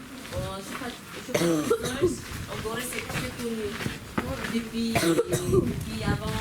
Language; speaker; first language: French; non-native, learner; Korean